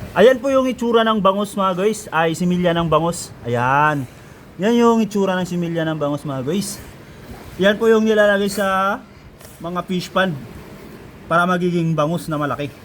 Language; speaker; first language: Filipino; non-native, local second language; Iloko